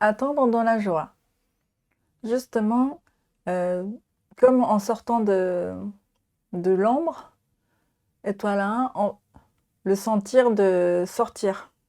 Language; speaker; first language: French; non-native, fluent; Japanese